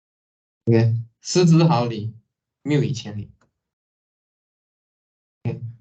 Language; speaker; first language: Chinese; native; Chinese